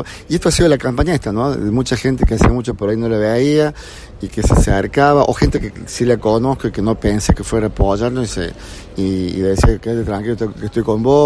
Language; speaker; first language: Spanish; native; Spanish